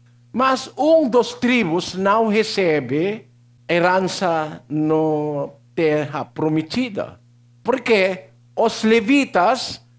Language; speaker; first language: Portuguese; non-native, learner; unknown